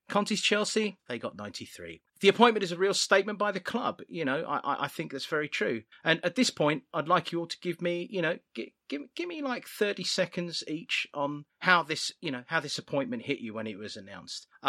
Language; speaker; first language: English; native; English